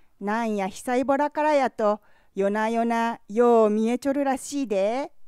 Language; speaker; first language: Japanese; native; Japanese